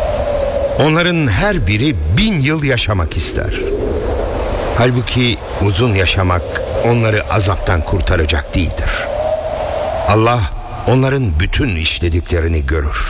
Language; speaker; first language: Turkish; native; Turkish